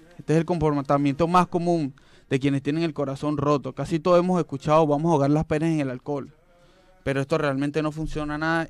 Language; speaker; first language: Spanish; native; Spanish